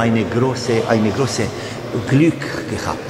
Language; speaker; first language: German; non-native, learner; Italian